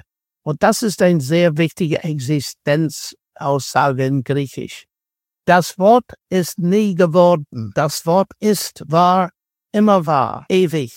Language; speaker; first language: German; non-native, fluent; English